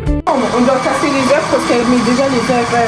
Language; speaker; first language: French; native; French